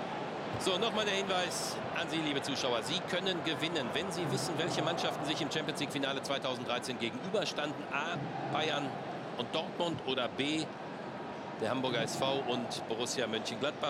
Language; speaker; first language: German; native; German